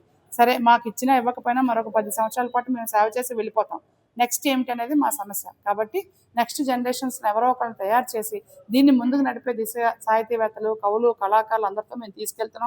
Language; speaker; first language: Telugu; native; Telugu